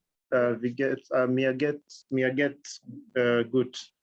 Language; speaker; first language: German; non-native, learner; English